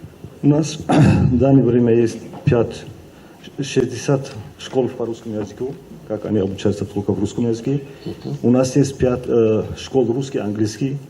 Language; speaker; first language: Russian; non-native, local second language; Tajik